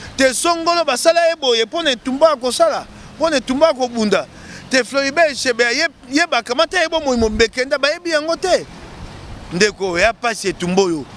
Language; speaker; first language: Lingala; non-native, local second language; Luba-Lulua